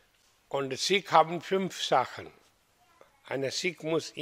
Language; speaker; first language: German; non-native, learner; Hindi